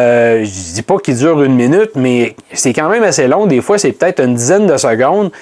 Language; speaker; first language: French; native; French